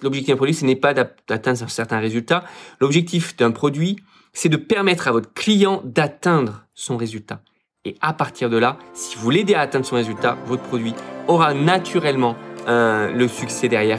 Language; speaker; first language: French; native; French